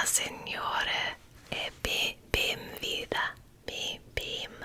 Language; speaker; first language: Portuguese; non-native, learner; English